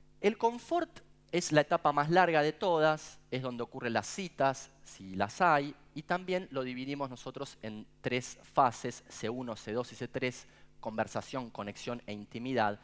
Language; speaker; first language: Spanish; native; Spanish